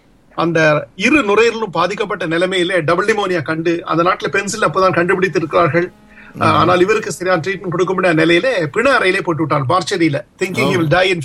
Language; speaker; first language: Tamil; native; Tamil